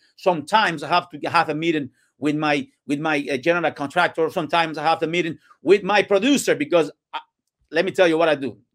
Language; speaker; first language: English; non-native, learner; Spanish